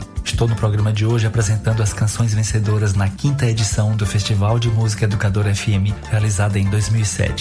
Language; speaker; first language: Portuguese; native; Portuguese